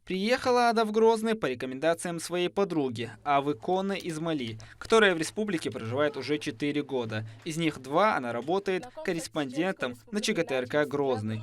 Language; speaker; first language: Russian; native; Russian